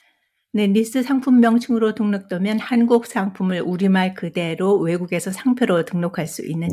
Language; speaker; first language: Korean; native; Korean